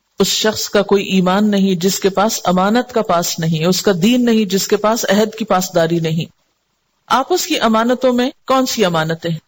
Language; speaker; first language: Urdu; non-native, local second language; Sindhi